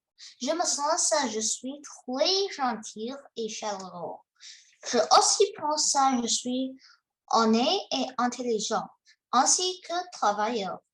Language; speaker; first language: French; non-native, learner; Chinese